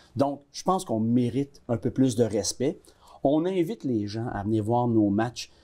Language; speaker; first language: French; native; French